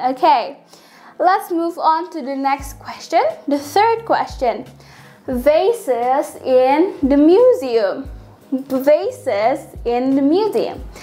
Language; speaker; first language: English; non-native, fluent; Indonesian